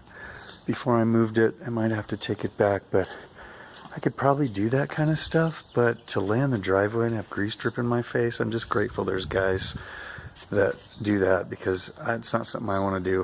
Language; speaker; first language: English; native; English